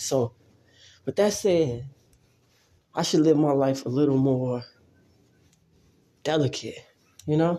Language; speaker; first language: English; native; English